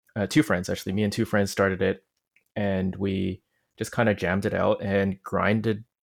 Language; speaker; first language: English; non-native, local second language; Cantonese